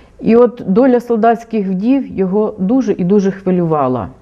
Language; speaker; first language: Ukrainian; native; Ukrainian